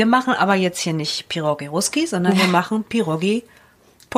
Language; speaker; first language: German; native; German